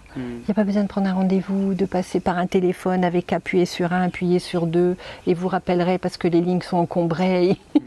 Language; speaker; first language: French; native; French